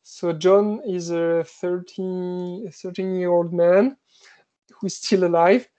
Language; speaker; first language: English; non-native, fluent; French